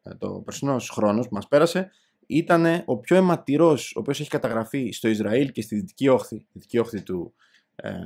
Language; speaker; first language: Greek; native; Greek